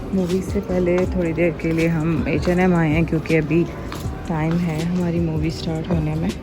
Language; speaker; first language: Urdu; native; Urdu